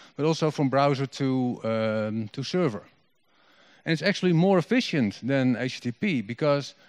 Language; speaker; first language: English; non-native, fluent; Dutch